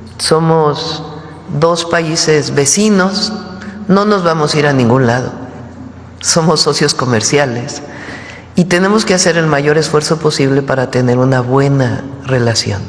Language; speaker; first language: Spanish; native; Spanish